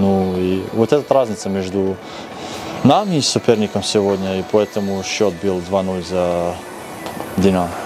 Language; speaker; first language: Russian; non-native, fluent; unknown